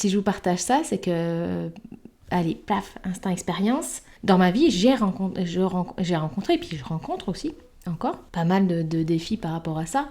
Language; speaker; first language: French; native; French